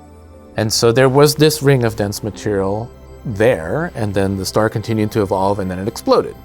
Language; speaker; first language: English; native; English